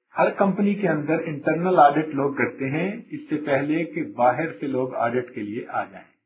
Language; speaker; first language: Urdu; non-native, local second language; Punjabi